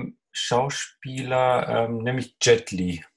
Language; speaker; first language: German; early bilingual, other home language; Russian